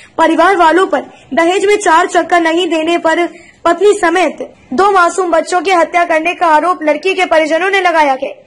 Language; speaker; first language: Hindi; native; Hindi